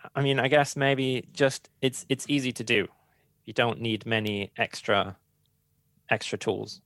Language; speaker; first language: English; non-native, fluent; German